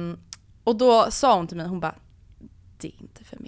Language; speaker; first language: Swedish; native; Swedish